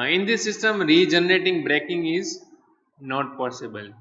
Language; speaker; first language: English; non-native, local second language; Gujarati